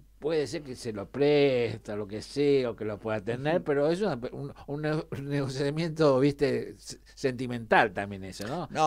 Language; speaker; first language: Spanish; native; Spanish